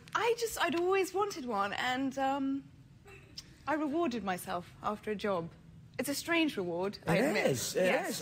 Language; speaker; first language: English; native; English